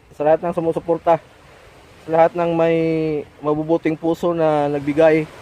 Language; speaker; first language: Filipino; non-native, local second language; Cebuano